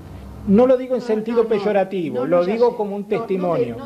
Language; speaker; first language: Spanish; native; Spanish